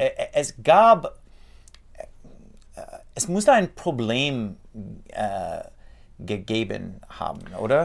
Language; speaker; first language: German; non-native, learner; English